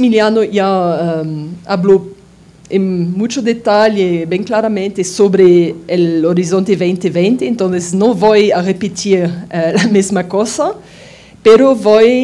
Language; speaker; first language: Spanish; non-native, fluent; French